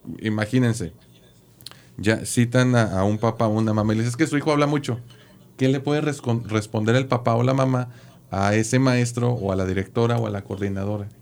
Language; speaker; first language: Spanish; native; Spanish